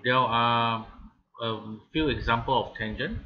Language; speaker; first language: English; non-native, local second language; Malay